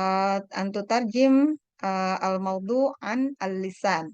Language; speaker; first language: Arabic; non-native, fluent; Indonesian